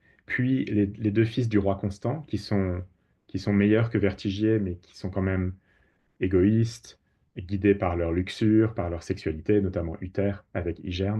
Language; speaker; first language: French; native; French